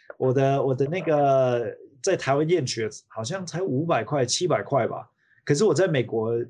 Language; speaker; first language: Chinese; early bilingual, heritage; Chinese